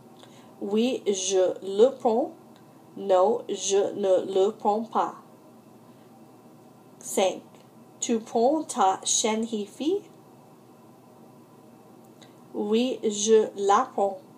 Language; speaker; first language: French; non-native, fluent; English